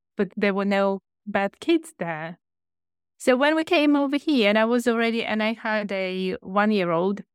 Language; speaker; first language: English; non-native, fluent; Ukrainian